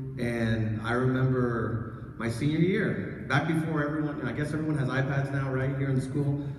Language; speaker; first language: English; early bilingual, other home language; Spanish